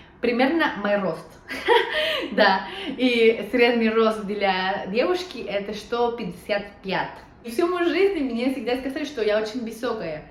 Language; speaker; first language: Russian; non-native, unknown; Spanish